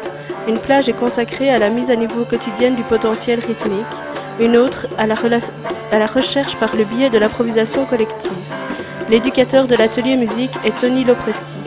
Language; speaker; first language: French; native; French